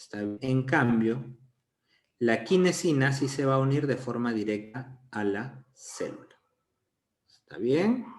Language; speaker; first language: Spanish; native; Spanish